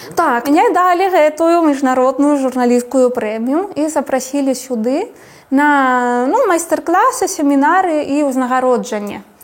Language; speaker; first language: Belarusian; non-native, fluent; Spanish